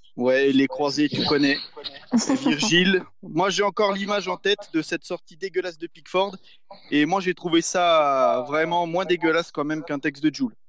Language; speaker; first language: French; native; French